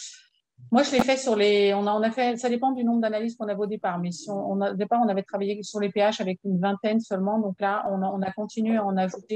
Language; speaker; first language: French; native; French